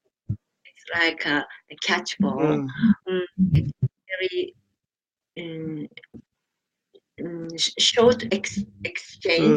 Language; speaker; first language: English; non-native, learner; Japanese